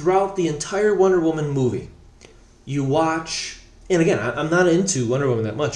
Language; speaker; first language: English; native; English